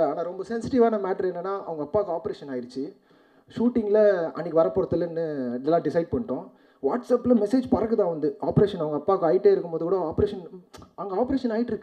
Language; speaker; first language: Tamil; native; Tamil